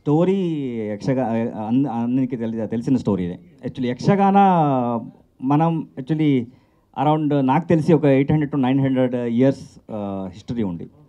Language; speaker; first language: Telugu; non-native, learner; Kannada